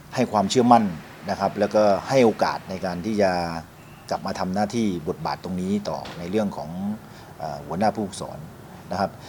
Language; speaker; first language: Thai; native; Thai